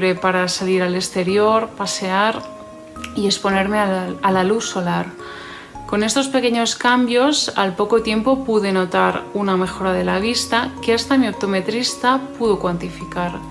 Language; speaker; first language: Spanish; native; Spanish